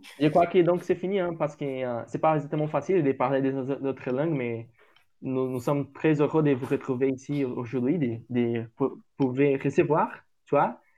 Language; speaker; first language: French; non-native, learner; Portuguese